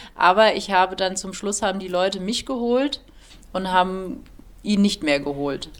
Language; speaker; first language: German; native; German